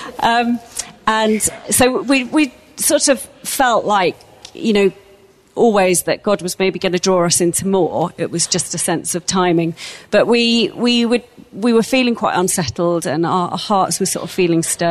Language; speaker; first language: English; native; English